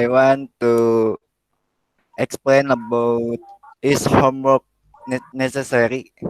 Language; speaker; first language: English; non-native, learner; Indonesian